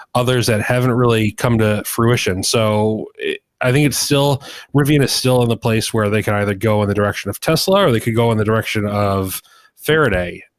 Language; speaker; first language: English; native; English